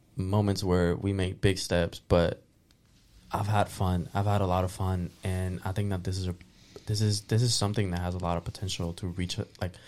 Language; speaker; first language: English; early bilingual, other home language; Spanish